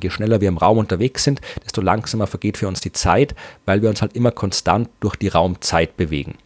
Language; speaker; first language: German; native; German